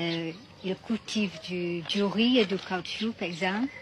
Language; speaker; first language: French; non-native, fluent; Malay